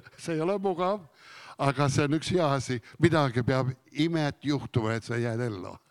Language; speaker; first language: Estonian; non-native, fluent; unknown